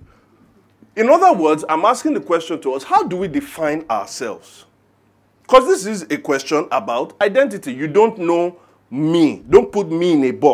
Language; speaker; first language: English; non-native, local second language; Yoruba